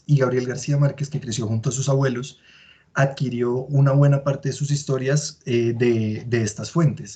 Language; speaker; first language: Spanish; native; Spanish